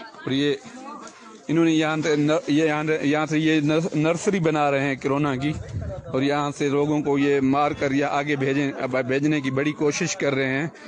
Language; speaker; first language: Urdu; non-native, local second language; Sindhi